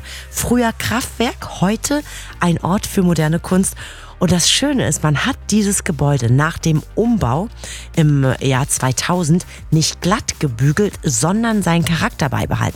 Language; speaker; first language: German; native; German